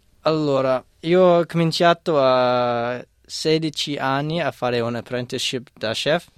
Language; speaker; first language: Italian; non-native, fluent; English